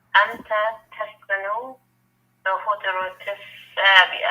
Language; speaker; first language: Arabic; non-native, learner; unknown